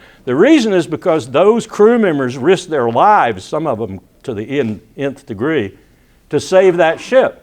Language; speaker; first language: English; native; English